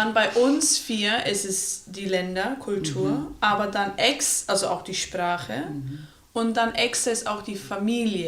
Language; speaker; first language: German; non-native, fluent; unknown